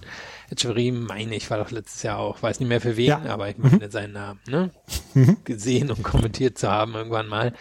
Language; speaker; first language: German; native; German